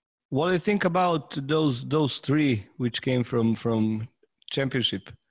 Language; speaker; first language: English; non-native, fluent; Serbian